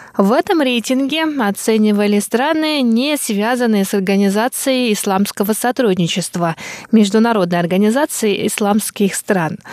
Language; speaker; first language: Russian; non-native, local second language; Tuvinian